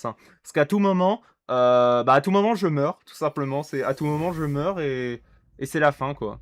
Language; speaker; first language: French; native; French